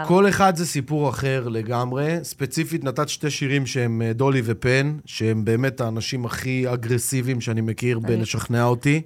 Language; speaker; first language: Hebrew; native; Hebrew